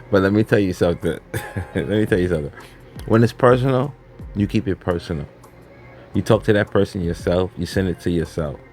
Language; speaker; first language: English; native; English